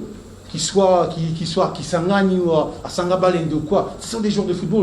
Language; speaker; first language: French; native; French